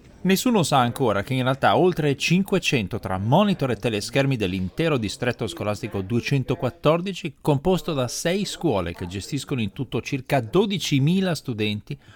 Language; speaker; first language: Italian; native; Italian